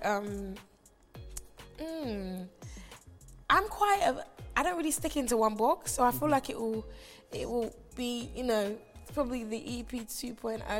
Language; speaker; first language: English; native; English